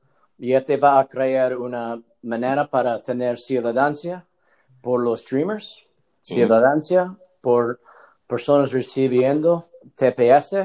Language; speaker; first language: Spanish; non-native, learner; English